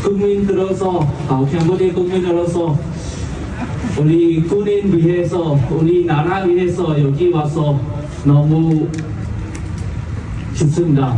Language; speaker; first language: Korean; non-native, learner; Khmer